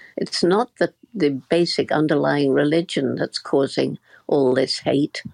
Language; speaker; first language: English; native; English